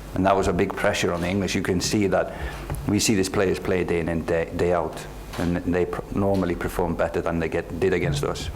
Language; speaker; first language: English; non-native, fluent; Icelandic